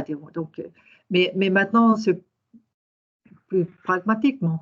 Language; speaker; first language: French; non-native, fluent; Norwegian